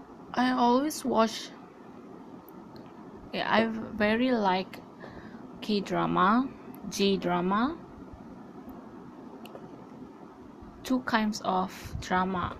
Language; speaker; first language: English; non-native, learner; Malay